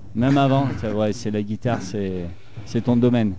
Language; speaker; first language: French; native; French